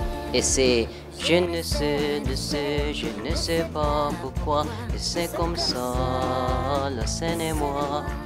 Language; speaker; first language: French; non-native, learner; Spanish